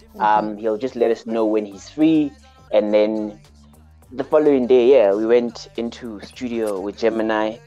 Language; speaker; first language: English; early bilingual, other home language; Xhosa